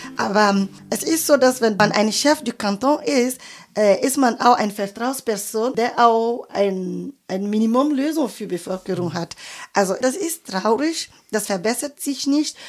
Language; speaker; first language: German; non-native, fluent; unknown